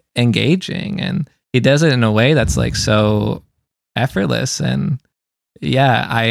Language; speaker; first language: English; native; English